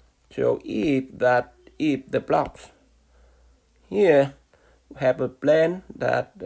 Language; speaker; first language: English; non-native, fluent; Vietnamese